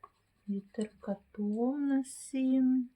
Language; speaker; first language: Hebrew; non-native, fluent; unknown